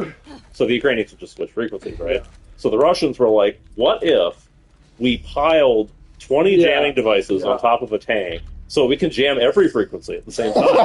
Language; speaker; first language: English; native; English